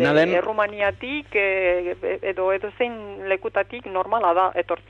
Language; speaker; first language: Basque; non-native, fluent; Romanian